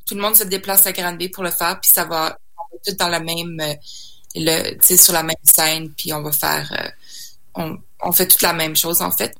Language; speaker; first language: French; native; French